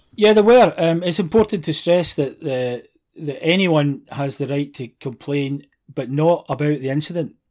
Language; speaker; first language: English; native; English